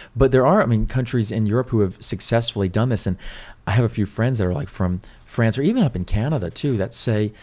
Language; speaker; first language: English; native; English